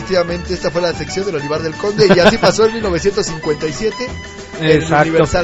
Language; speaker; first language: Spanish; native; Spanish